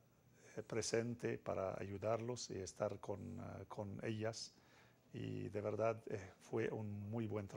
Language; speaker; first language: Spanish; non-native, fluent; Arabic